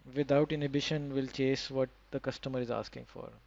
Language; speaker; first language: English; non-native, local second language; Urdu